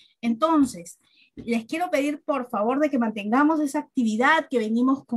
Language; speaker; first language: Spanish; native; Spanish